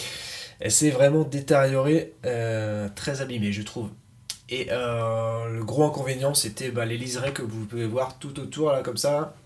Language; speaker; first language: French; native; French